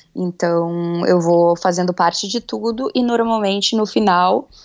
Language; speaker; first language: Portuguese; native; Portuguese